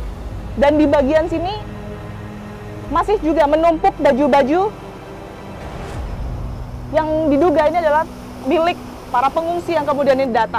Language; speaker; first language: Indonesian; native; Indonesian